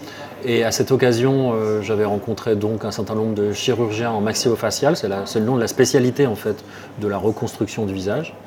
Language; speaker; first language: French; native; French